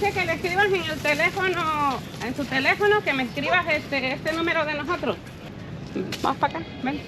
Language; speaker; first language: Spanish; native; Spanish